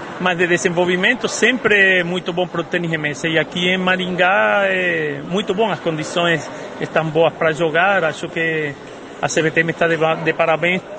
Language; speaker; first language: Portuguese; non-native, fluent; Spanish